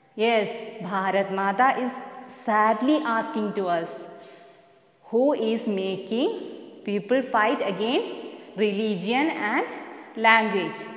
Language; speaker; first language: English; non-native, local second language; Malayalam